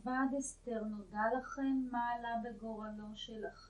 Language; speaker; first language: Hebrew; native; Hebrew